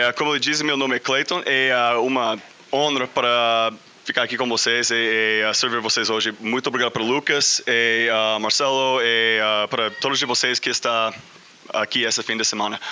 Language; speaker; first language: Portuguese; non-native, learner; English